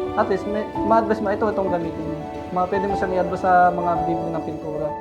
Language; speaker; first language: Filipino; native; Filipino